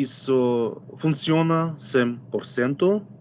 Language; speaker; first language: Portuguese; non-native, fluent; Russian